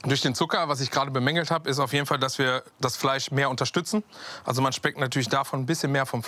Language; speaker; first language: German; native; German